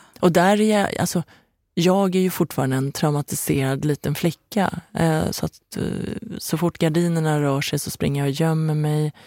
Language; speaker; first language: Swedish; early bilingual, other home language; Persian